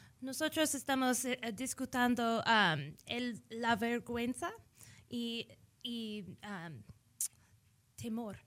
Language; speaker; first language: Spanish; early bilingual, heritage; English